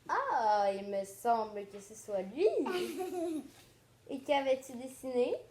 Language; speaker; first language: French; native; French